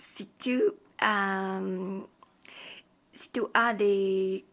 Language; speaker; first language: French; non-native, learner; Spanish